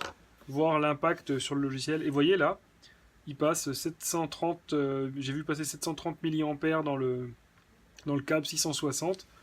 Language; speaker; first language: French; native; French